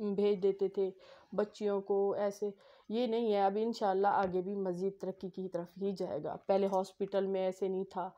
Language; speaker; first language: Urdu; non-native, local second language; Saraiki